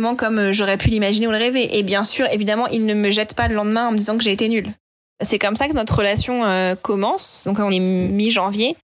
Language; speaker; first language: French; native; French